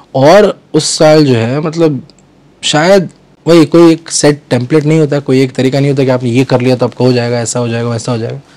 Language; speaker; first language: Hindi; native; Hindi